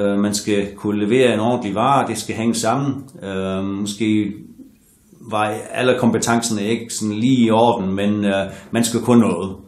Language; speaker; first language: Danish; non-native, fluent; English